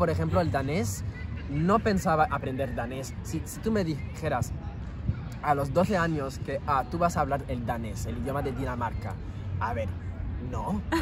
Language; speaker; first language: Spanish; non-native, fluent; French